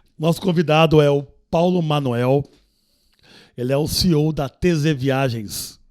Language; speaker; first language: Portuguese; native; Portuguese